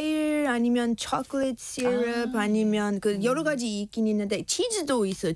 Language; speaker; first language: Korean; non-native, learner; English